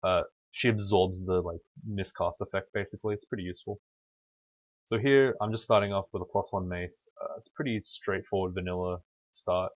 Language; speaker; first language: English; native; English